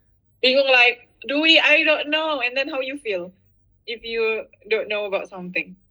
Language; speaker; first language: English; non-native, fluent; Indonesian